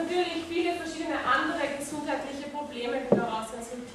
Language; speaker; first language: German; native; German